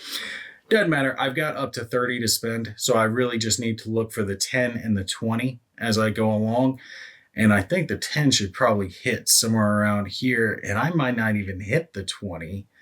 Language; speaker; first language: English; native; English